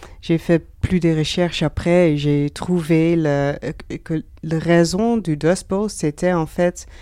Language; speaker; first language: French; non-native, learner; Dutch